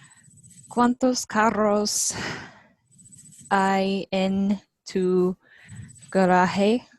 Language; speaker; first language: Spanish; non-native, learner; English